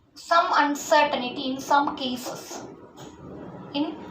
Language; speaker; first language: English; non-native, local second language; Malayalam